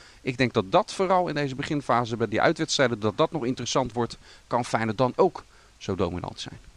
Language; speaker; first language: Dutch; native; Dutch